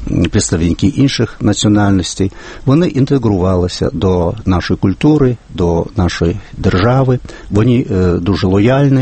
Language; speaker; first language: Ukrainian; non-native, fluent; Lithuanian